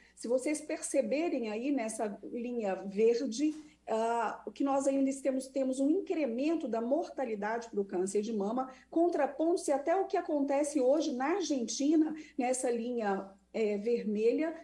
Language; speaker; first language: Portuguese; native; Portuguese